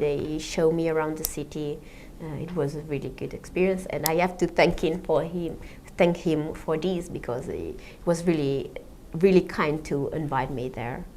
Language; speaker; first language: English; non-native, fluent; Italian